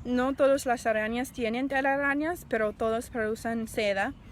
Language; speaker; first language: Spanish; non-native, learner; English